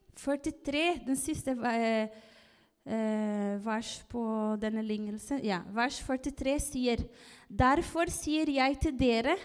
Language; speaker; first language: Norwegian; non-native, fluent; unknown